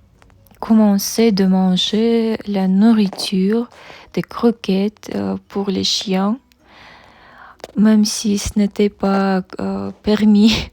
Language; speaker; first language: French; non-native, learner; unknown